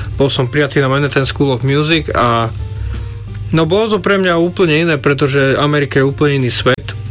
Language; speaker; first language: Slovak; native; Slovak